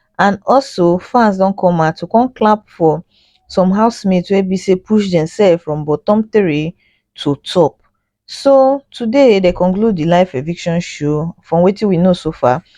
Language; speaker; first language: Nigerian Pidgin; native; Nigerian Pidgin